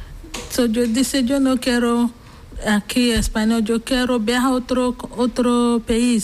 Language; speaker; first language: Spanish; non-native, learner; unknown